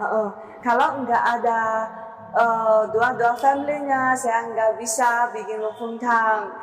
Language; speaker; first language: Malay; non-native, learner; Chinese